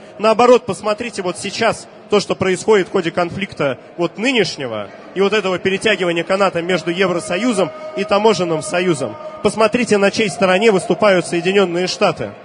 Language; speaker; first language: Russian; native; Russian